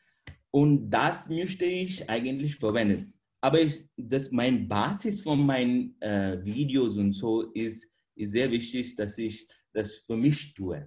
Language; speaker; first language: German; non-native, fluent; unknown